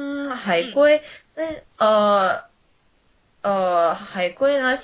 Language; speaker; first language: Chinese; non-native, learner; Korean